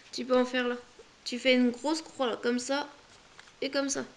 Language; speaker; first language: French; native; French